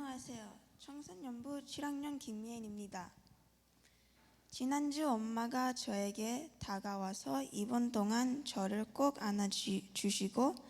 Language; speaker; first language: Korean; early bilingual, heritage; Korean